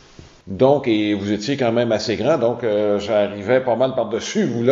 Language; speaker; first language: French; native; French